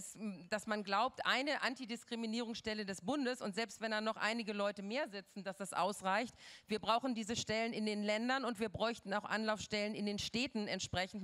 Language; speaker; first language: German; native; German